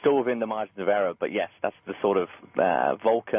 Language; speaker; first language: English; native; English